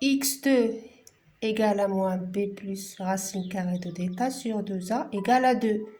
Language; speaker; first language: French; non-native, local second language; Arabic